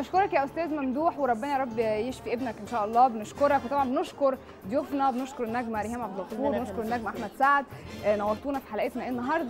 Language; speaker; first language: Arabic; native; Arabic